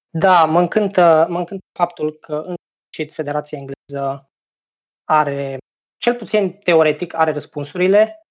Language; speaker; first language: Romanian; native; Romanian